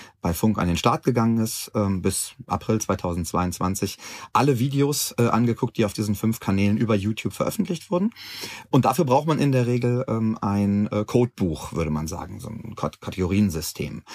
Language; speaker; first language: German; native; German